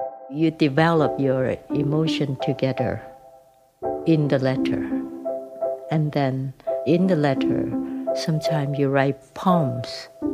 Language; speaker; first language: English; non-native, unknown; Vietnamese